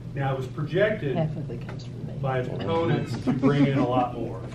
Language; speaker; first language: English; native; English